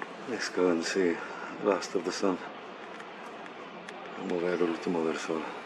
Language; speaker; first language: English; early bilingual, other home language; Spanish